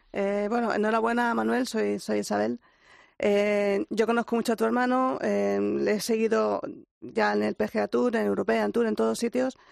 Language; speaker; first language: Spanish; native; Spanish